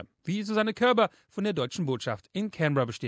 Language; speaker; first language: German; native; German